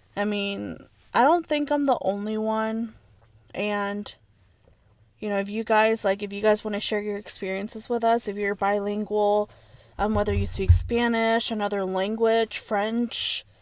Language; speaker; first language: English; early bilingual, other home language; Spanish